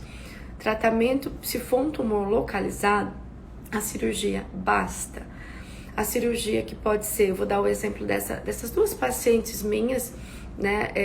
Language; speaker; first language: Portuguese; native; Portuguese